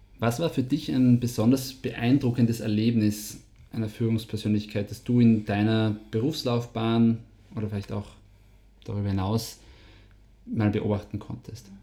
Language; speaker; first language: German; native; German